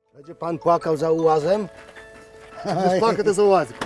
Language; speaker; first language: Polish; non-native, learner; Ukrainian